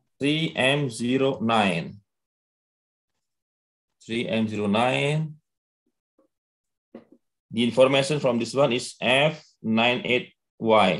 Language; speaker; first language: English; non-native, learner; Indonesian